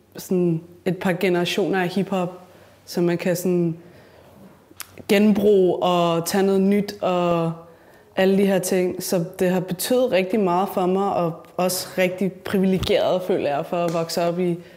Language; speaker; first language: Danish; early bilingual, other home language; Spanish